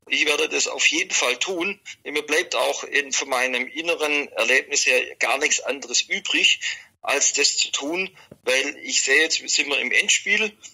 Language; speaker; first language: German; native; German